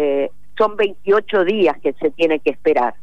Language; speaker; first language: Spanish; native; Spanish